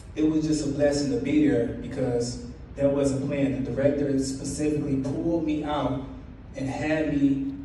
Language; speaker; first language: English; native; English